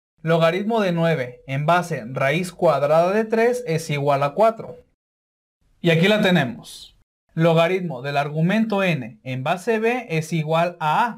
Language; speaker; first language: Spanish; native; Spanish